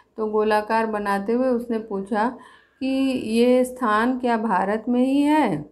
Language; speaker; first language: Hindi; native; Hindi